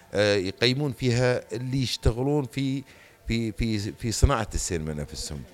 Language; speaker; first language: Arabic; native; Arabic